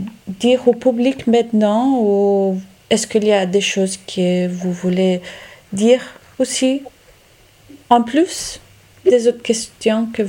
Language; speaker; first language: French; non-native, local second language; Italian